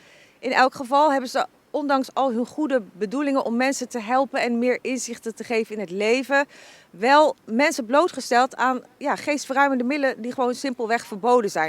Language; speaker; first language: Dutch; native; Dutch